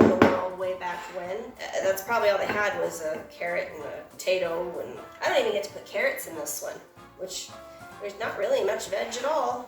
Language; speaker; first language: English; native; English